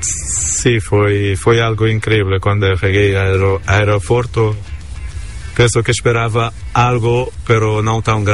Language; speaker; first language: Spanish; non-native, learner; Portuguese